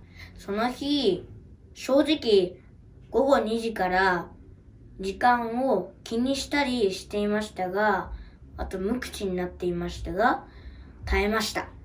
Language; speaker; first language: Japanese; early bilingual, other home language; Uyghur